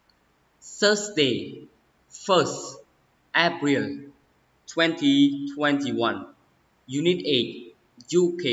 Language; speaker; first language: English; non-native, learner; Khmer